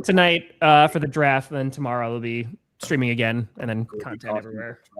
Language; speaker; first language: English; native; English